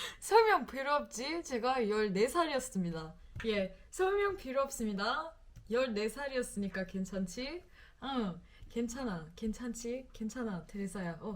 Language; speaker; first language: Korean; non-native, fluent; English